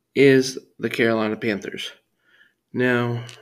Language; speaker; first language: English; native; English